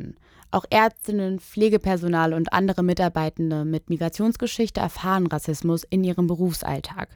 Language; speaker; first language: German; native; German